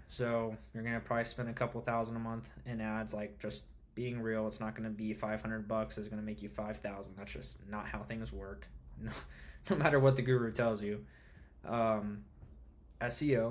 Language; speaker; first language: English; native; English